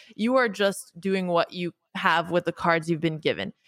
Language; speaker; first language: English; native; English